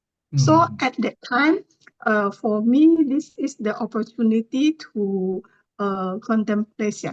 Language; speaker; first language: English; non-native, learner; Thai